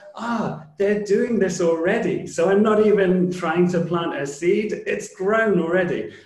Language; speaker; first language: English; native; English